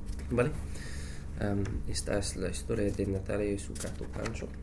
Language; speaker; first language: Spanish; non-native, learner; English